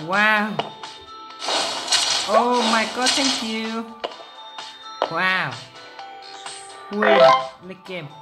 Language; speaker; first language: English; non-native, learner; Vietnamese